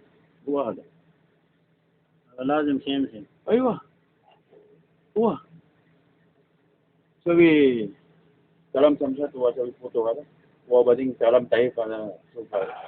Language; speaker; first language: Arabic; non-native, learner; Filipino